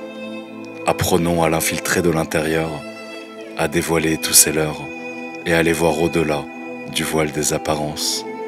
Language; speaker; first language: French; native; French